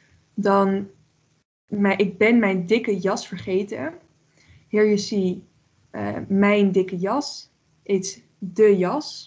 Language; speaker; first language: Dutch; native; Dutch